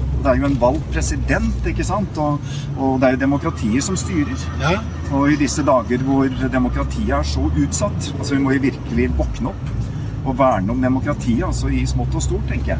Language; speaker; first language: Norwegian; native; Norwegian